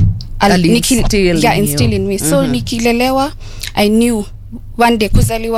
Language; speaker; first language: Swahili; native; Swahili